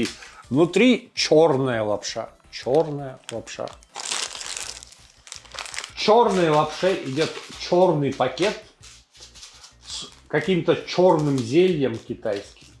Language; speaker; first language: Russian; native; Russian